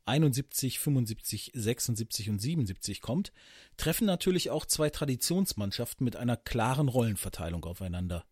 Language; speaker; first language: German; native; German